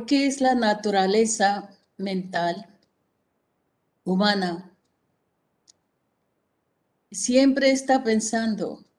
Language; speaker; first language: Spanish; non-native, fluent; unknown